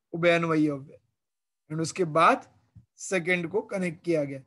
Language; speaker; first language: Hindi; non-native, local second language; Marathi